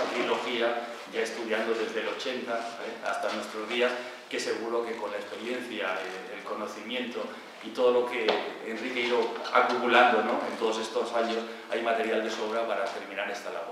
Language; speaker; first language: Spanish; native; Spanish